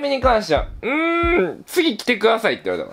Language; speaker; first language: Japanese; native; Japanese